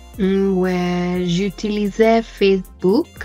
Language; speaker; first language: French; non-native, learner; Portuguese